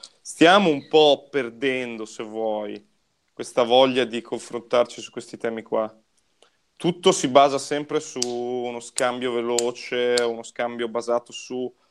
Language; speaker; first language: Italian; native; Italian